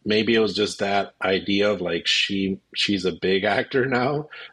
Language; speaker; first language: English; native; English